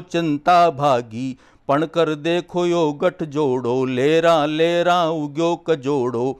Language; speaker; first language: Hindi; native; Hindi